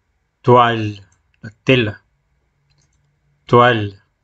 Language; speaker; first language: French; non-native, fluent; Spanish